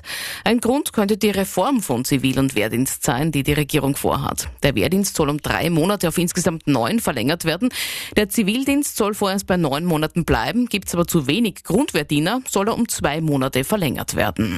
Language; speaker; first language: German; native; German